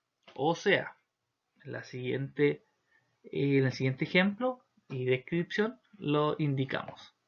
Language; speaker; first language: Spanish; native; Spanish